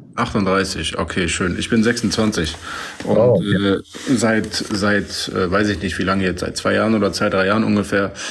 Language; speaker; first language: German; native; German